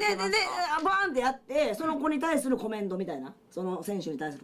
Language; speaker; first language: Japanese; native; Japanese